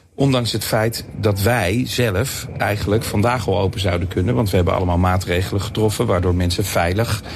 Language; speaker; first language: Dutch; native; Dutch